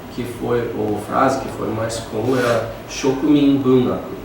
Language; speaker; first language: Portuguese; non-native, fluent; English